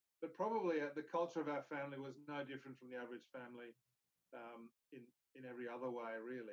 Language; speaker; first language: English; native; English